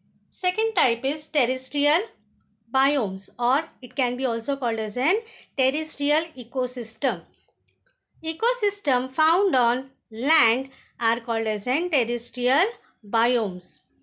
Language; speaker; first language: English; non-native, local second language; Marathi